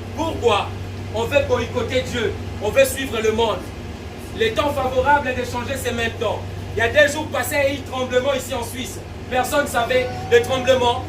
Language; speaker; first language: French; non-native, local second language; Lingala